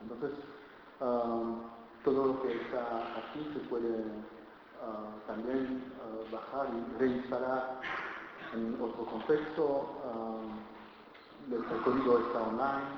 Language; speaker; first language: Spanish; non-native, fluent; French